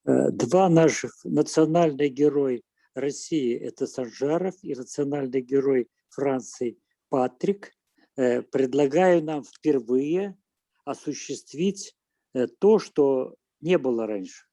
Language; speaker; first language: Russian; native; Russian